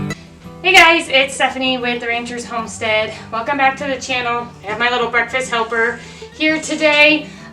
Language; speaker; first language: English; native; English